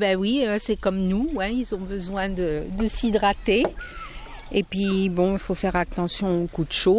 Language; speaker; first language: French; native; French